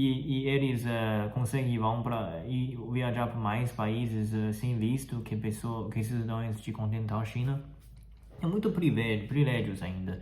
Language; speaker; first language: Portuguese; non-native, fluent; Chinese